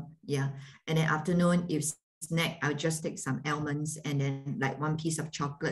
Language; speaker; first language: English; non-native, fluent; Malay